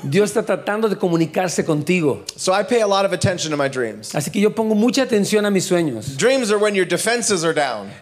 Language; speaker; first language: English; native; English